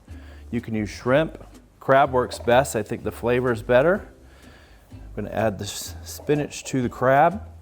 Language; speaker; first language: English; native; English